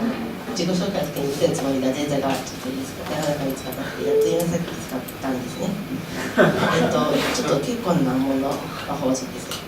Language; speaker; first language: Japanese; native; Japanese